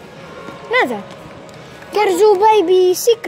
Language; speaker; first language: Portuguese; early bilingual, heritage; Portuguese